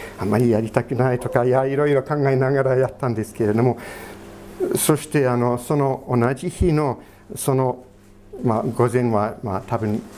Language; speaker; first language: Japanese; non-native, fluent; English